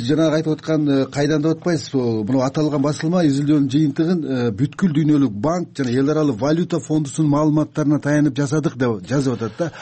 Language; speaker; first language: Kyrgyz; native; Kyrgyz